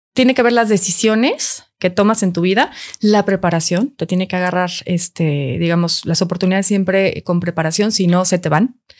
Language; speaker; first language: Spanish; native; Spanish